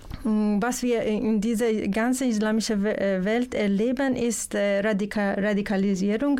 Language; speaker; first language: German; non-native, fluent; Persian